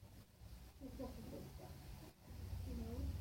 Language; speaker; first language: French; non-native, learner; Haitian Creole